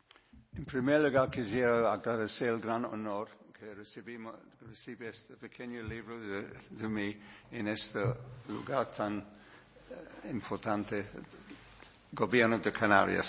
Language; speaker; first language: Spanish; non-native, learner; English